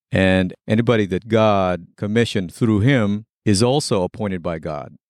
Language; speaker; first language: English; non-native, local second language; Pampanga